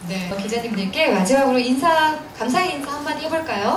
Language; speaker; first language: Korean; native; Korean